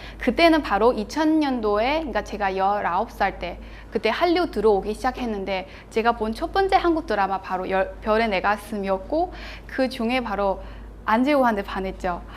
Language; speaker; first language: Korean; non-native, fluent; Chinese